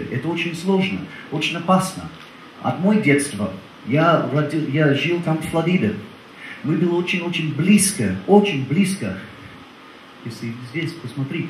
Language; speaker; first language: Russian; non-native, learner; English